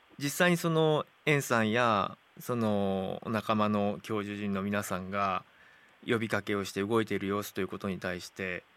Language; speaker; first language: Japanese; native; Japanese